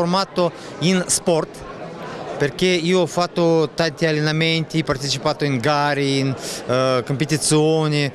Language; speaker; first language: Italian; non-native, learner; Russian